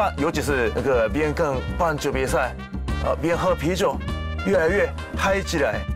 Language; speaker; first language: Chinese; non-native, fluent; Japanese